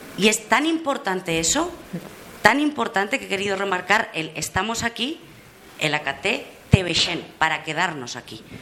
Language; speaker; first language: Spanish; native; Spanish